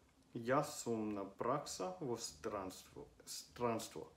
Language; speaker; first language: Macedonian; non-native, learner; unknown